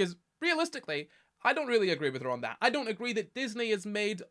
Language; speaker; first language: English; native; English